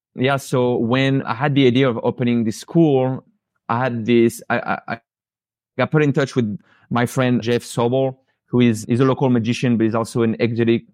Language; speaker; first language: English; non-native, fluent; French